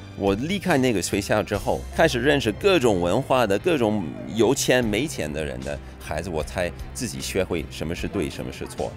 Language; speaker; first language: Chinese; non-native, fluent; English